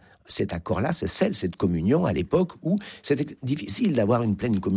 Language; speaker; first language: French; native; French